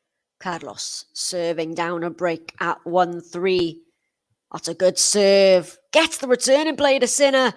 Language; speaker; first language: English; native; English